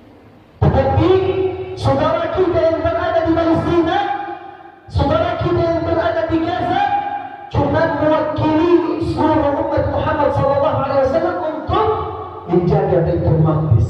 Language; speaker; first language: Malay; non-native, fluent; Arabic